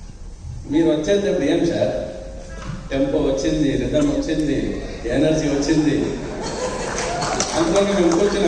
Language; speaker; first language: Telugu; non-native, local second language; Kannada